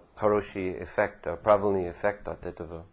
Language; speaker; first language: Russian; non-native, fluent; English